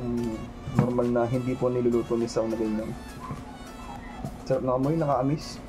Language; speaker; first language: Filipino; native; Filipino